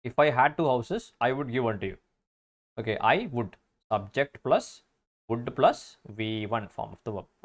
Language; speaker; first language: English; non-native, local second language; Malayalam